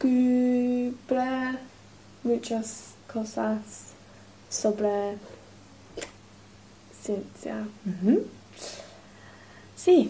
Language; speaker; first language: Spanish; non-native, learner; English